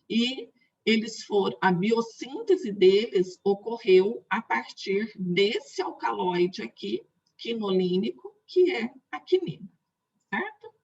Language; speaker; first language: Portuguese; native; Portuguese